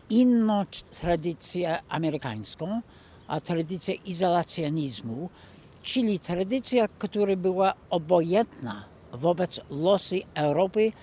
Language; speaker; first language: Polish; non-native, fluent; English